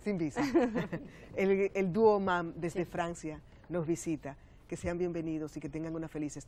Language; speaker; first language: Spanish; native; Spanish